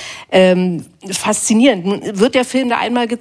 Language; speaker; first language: German; native; German